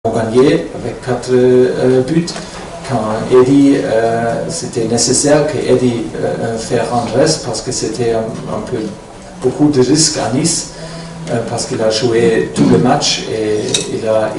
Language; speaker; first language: French; non-native, fluent; German